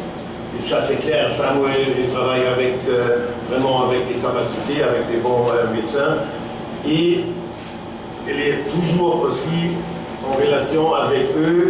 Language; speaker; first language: French; non-native, fluent; German